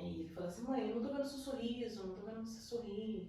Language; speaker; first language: Portuguese; native; Portuguese